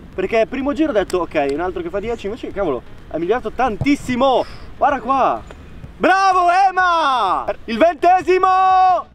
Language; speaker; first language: Italian; native; Italian